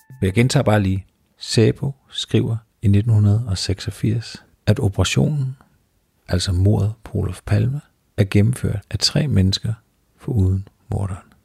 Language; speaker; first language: Danish; native; Danish